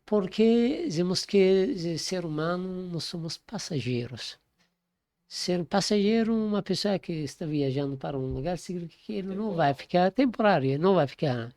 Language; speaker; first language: Portuguese; non-native, learner; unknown